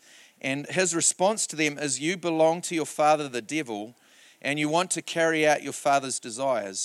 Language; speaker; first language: English; native; English